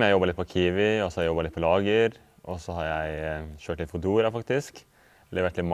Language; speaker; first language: Norwegian; native; Norwegian